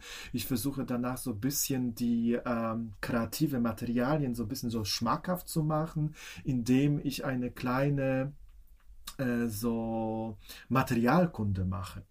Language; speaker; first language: German; non-native, fluent; Polish